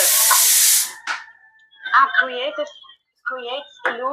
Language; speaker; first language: English; non-native, fluent; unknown